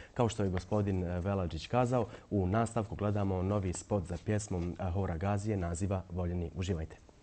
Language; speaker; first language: Croatian; native; Croatian